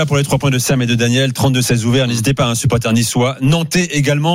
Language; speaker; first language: French; native; French